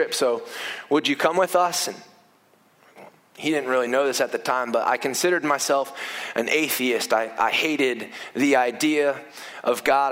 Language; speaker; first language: English; native; English